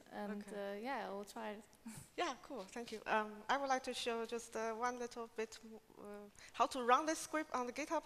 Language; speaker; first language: English; non-native, fluent; Chinese